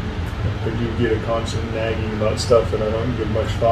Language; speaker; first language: English; native; English